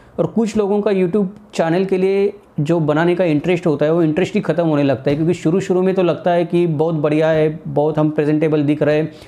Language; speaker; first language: Hindi; non-native, local second language; Marathi